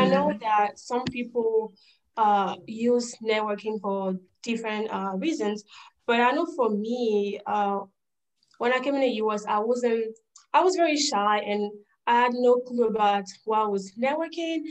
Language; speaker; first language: English; non-native, fluent; French